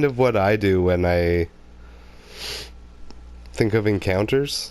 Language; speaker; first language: English; native; English